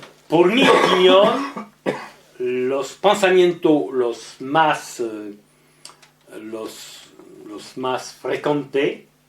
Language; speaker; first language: Spanish; non-native, learner; French